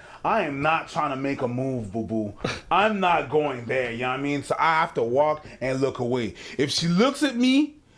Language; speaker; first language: English; native; English